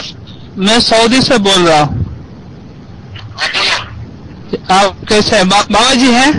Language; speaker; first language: Hindi; non-native, local second language; Malayalam